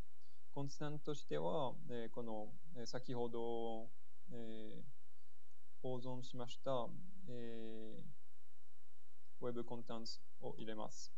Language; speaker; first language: Japanese; non-native, fluent; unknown